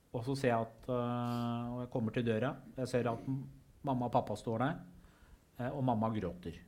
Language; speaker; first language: Norwegian; early bilingual, other home language; Persian